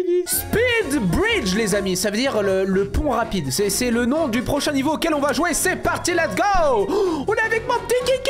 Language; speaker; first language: French; native; French